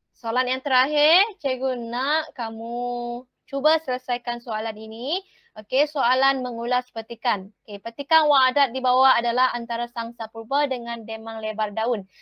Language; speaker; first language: Malay; native; Malay